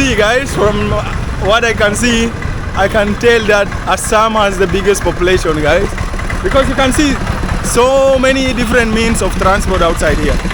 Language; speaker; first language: English; non-native, fluent; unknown